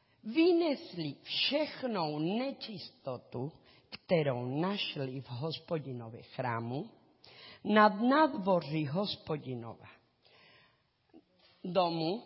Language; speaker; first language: Czech; non-native, learner; Spanish